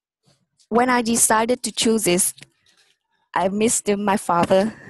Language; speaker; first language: English; non-native, learner; Vietnamese